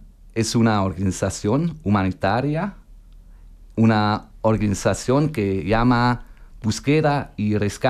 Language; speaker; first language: Spanish; non-native, learner; German